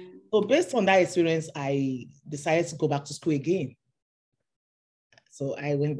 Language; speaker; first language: English; non-native, local second language; Yoruba